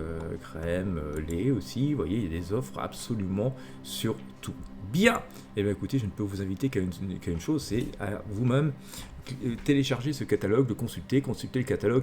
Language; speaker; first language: French; native; French